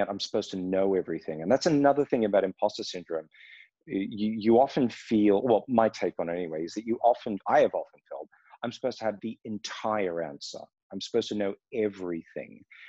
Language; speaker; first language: English; native; English